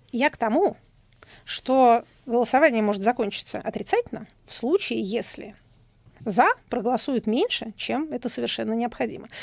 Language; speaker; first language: Russian; native; Russian